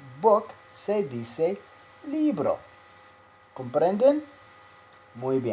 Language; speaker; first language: Spanish; non-native, fluent; English